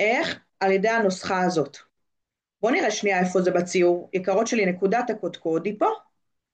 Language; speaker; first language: Hebrew; native; Hebrew